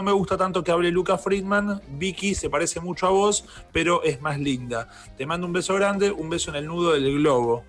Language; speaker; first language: Spanish; native; Spanish